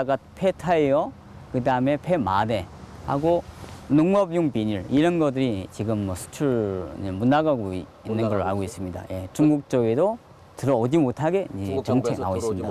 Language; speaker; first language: Korean; non-native, fluent; Chinese